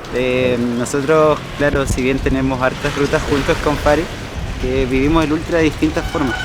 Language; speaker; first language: Spanish; native; Spanish